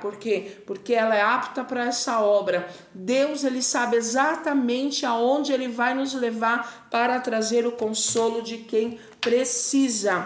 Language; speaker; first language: Portuguese; native; Portuguese